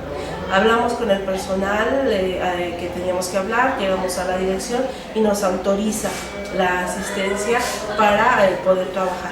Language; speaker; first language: Spanish; native; Spanish